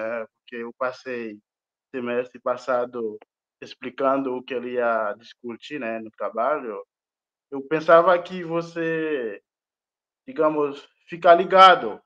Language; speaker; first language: Portuguese; non-native, fluent; Haitian Creole